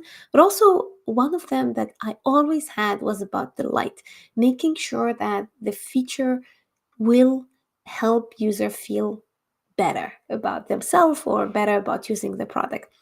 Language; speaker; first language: English; non-native, fluent; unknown